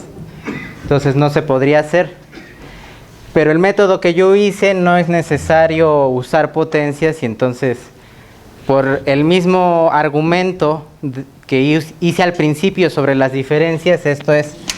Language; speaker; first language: Spanish; native; Spanish